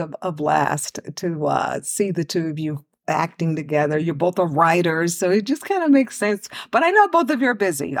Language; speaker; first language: English; native; English